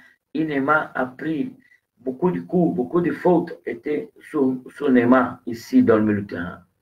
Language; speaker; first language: French; non-native, fluent; Portuguese